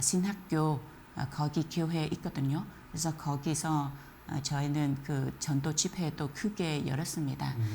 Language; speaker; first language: Korean; non-native, fluent; Vietnamese